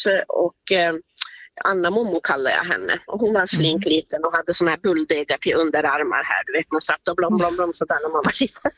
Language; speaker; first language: Swedish; native; Swedish